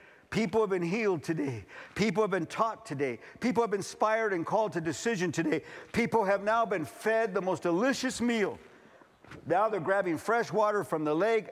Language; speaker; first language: English; early bilingual, other home language; Spanish